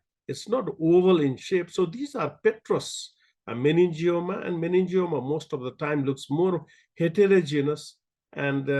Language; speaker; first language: English; non-native, local second language; Nepali